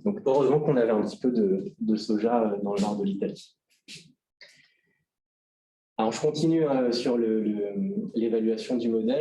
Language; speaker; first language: French; native; French